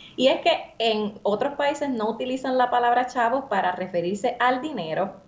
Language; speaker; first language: Spanish; native; Spanish